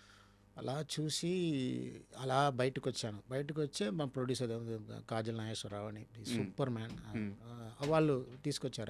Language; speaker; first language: Telugu; non-native, fluent; Tamil